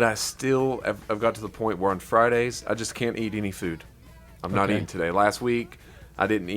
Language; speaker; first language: English; native; English